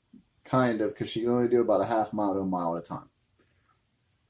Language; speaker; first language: English; native; English